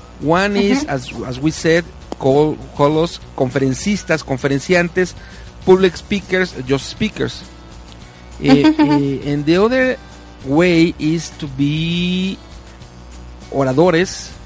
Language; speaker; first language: English; non-native, learner; Spanish